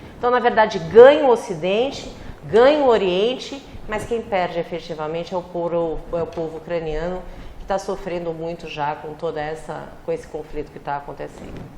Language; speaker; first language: Portuguese; native; Portuguese